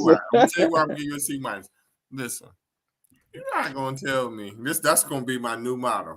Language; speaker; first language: English; native; English